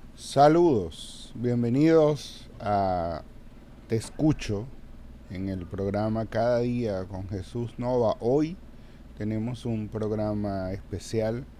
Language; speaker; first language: Spanish; native; Spanish